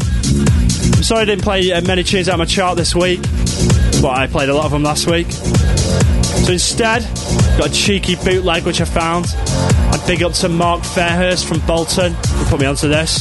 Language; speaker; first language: English; native; English